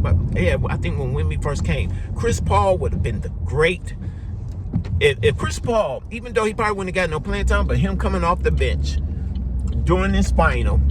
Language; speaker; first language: English; native; English